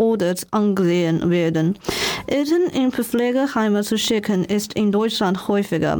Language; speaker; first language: German; non-native, learner; Chinese